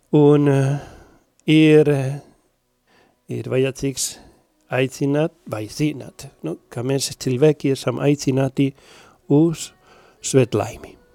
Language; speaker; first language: Latvian; non-native, learner; Spanish